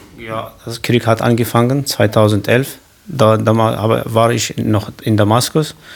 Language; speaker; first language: German; non-native, learner; Kurdish